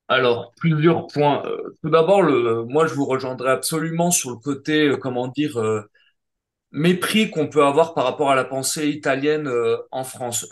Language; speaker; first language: French; native; French